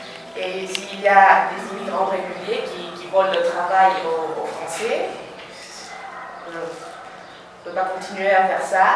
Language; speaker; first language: French; non-native, learner; Spanish